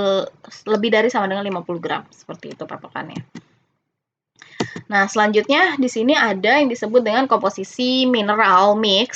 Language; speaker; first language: Indonesian; native; Indonesian